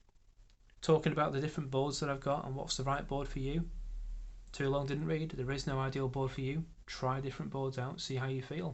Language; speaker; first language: English; native; English